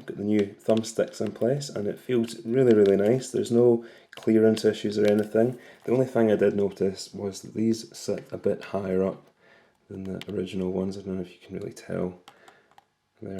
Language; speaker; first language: English; native; English